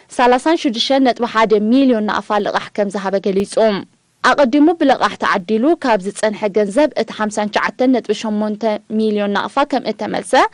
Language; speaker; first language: Tigrinya; native; Tigrinya